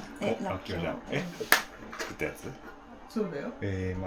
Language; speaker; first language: Japanese; native; Japanese